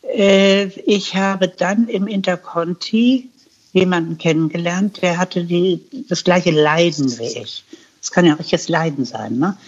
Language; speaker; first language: German; native; German